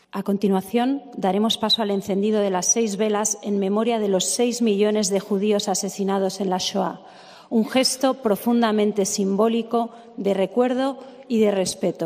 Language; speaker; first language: Spanish; native; Spanish